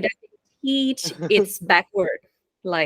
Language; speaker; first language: English; non-native, fluent; Thai